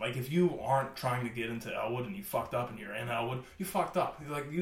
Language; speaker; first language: English; native; English